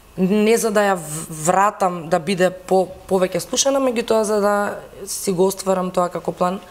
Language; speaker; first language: Macedonian; native; Macedonian